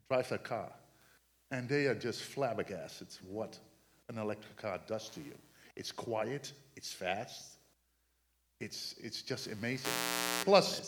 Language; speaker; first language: English; non-native, fluent; Dutch